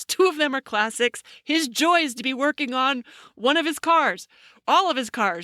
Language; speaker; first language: English; native; English